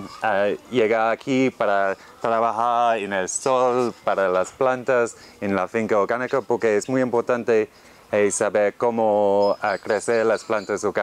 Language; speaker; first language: Spanish; non-native, learner; English